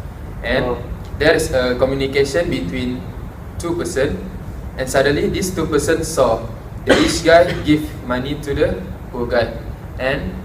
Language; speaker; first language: English; non-native, local second language; Malay